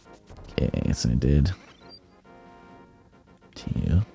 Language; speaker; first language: English; native; English